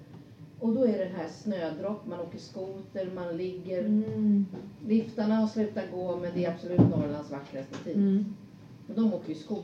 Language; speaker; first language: Swedish; native; Swedish